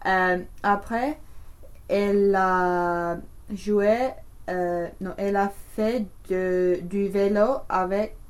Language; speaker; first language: French; non-native, learner; English